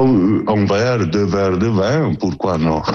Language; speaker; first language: French; non-native, learner; Italian